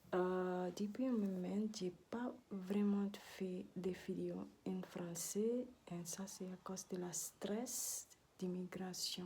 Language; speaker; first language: French; non-native, learner; Dutch